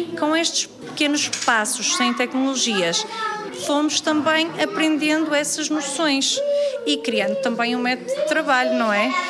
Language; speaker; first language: Portuguese; native; Portuguese